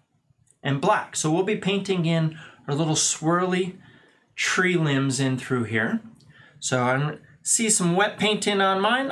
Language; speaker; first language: English; native; English